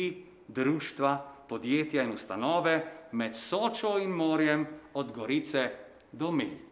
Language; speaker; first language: Slovenian; native; Slovenian